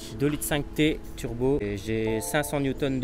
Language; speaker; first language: French; native; French